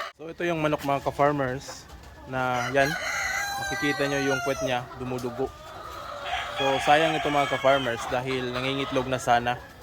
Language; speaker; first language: Filipino; native; Filipino